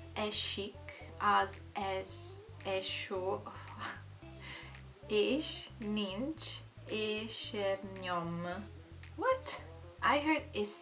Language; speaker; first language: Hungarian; non-native, learner; Italian